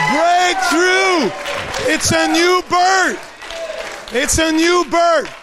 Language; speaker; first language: English; non-native, fluent; French